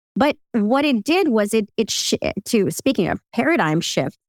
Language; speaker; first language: English; early bilingual, other home language; Ukrainian